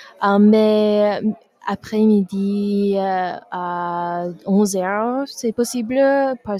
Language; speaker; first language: French; non-native, learner; English